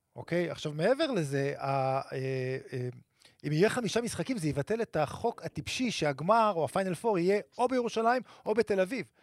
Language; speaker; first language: Hebrew; native; Hebrew